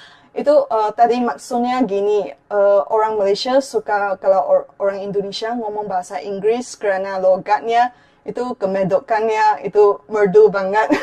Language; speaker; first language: Indonesian; non-native, fluent; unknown